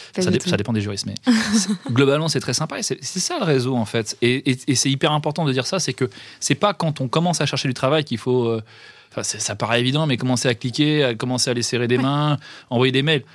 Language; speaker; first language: French; native; French